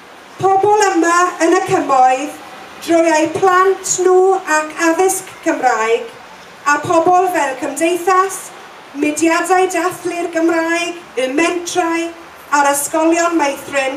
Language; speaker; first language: Welsh; non-native, local second language; English